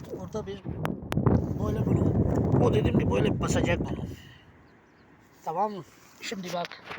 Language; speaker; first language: Turkish; non-native, learner; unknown